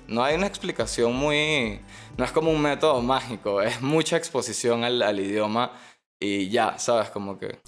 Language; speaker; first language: Spanish; native; Spanish